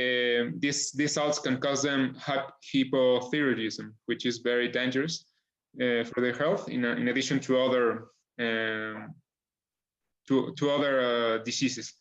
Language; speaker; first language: English; non-native, fluent; Spanish